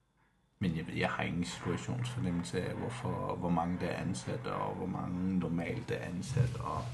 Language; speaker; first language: Danish; non-native, local second language; Kalaallisut